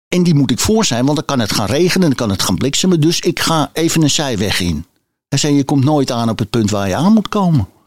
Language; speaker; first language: Dutch; native; Dutch